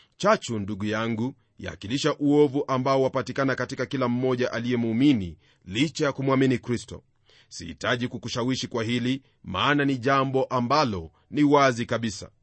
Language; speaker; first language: Swahili; non-native, local second language; Luyia